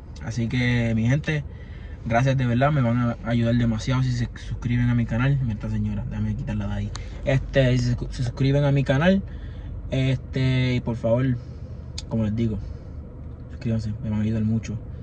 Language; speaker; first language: Spanish; early bilingual, heritage; Spanish